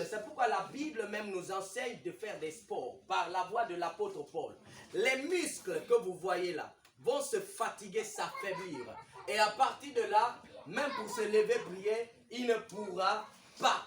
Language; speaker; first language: French; non-native, local second language; Lingala